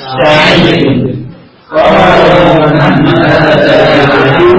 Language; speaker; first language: Arabic; non-native, learner; Indonesian